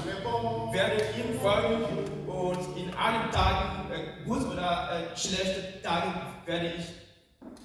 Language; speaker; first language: German; non-native, fluent; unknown